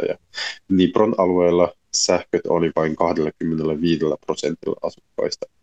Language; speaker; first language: Finnish; non-native, fluent; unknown